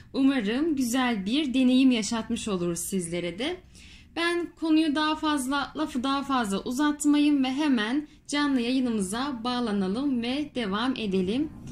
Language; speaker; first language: Turkish; native; Turkish